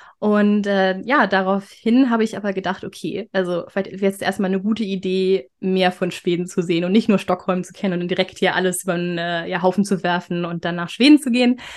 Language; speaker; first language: German; native; German